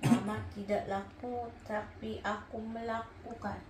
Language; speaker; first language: Indonesian; non-native, learner; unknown